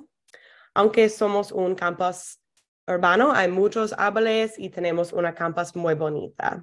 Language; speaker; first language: Spanish; non-native, fluent; English